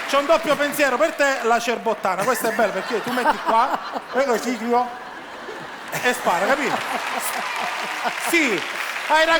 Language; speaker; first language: Italian; native; Italian